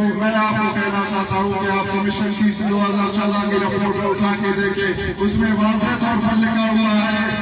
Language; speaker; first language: Urdu; non-native, local second language; Baluchi